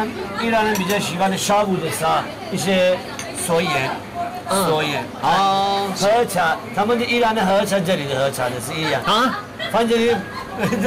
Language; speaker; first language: Chinese; non-native, learner; Persian